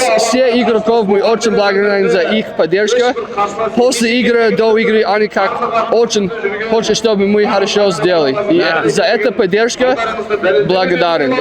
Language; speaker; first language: Russian; non-native, learner; English